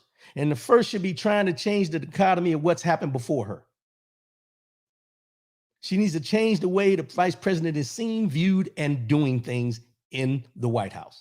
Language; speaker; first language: English; native; English